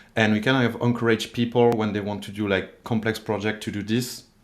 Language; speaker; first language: English; non-native, fluent; French